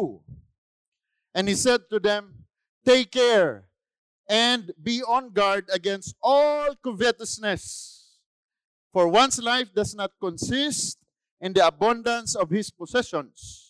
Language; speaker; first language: English; non-native, local second language; Filipino